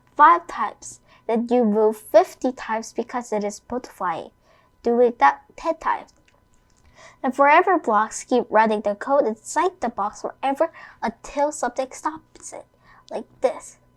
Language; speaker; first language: English; non-native, fluent; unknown